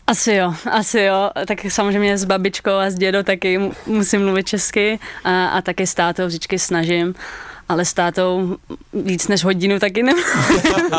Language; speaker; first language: Czech; early bilingual, heritage; Dutch